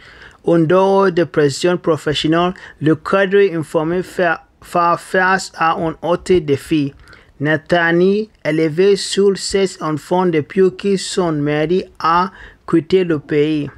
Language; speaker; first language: French; non-native, learner; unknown